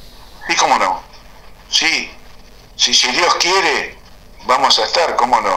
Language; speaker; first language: Spanish; native; Spanish